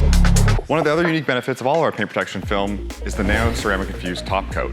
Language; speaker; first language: English; native; English